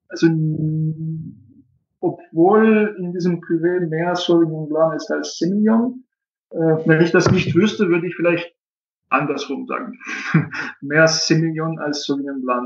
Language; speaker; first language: German; non-native, fluent; Russian